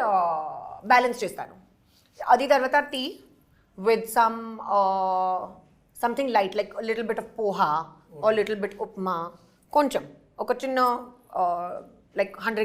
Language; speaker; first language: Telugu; non-native, local second language; Hindi